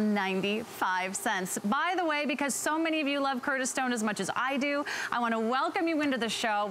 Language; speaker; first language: English; native; English